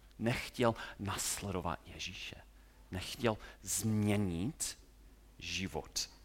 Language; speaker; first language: Czech; non-native, fluent; English